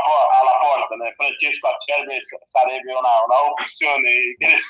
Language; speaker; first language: Italian; non-native, learner; Portuguese